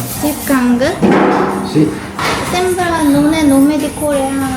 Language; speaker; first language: Italian; non-native, learner; Korean